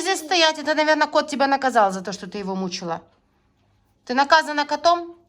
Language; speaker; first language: Russian; native; Russian